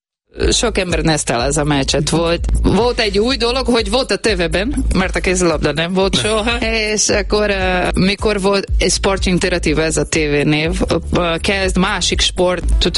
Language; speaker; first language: Hungarian; non-native, learner; Portuguese